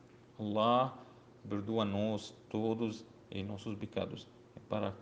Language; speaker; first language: Portuguese; non-native, learner; Arabic